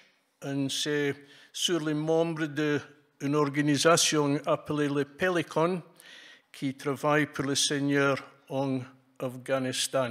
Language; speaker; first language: French; non-native, fluent; English